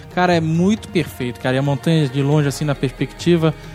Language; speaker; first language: Portuguese; native; Portuguese